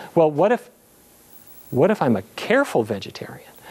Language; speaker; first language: English; native; English